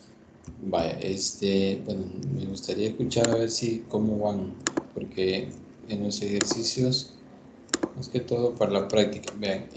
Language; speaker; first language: Spanish; native; Spanish